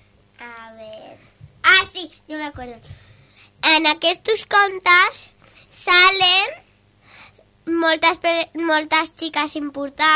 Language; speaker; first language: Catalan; non-native, local second language; Spanish